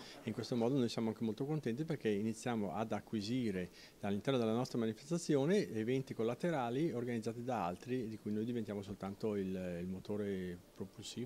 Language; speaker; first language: Italian; native; Italian